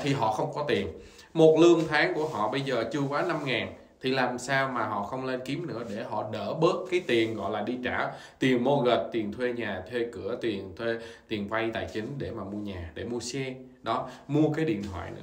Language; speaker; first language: Vietnamese; native; Vietnamese